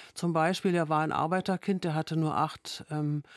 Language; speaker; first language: German; native; German